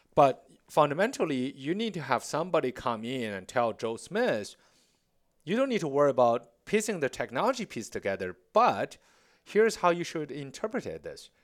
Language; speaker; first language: English; non-native, fluent; Chinese